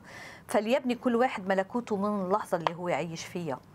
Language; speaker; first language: Arabic; native; Arabic